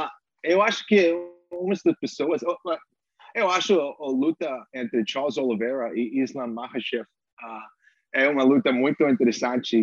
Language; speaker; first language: Portuguese; non-native, fluent; English